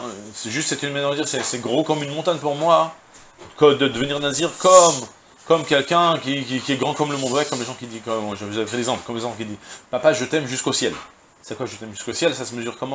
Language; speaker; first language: French; native; French